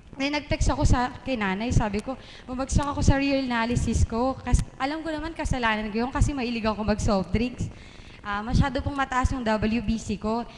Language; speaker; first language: Filipino; native; Filipino